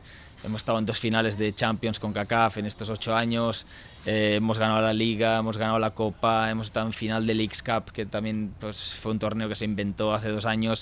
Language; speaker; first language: Spanish; native; Spanish